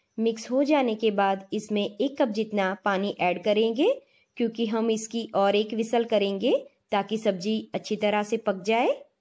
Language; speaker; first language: Hindi; non-native, local second language; Gujarati